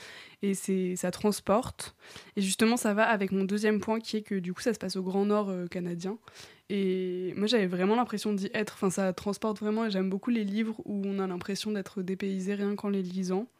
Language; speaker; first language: French; native; French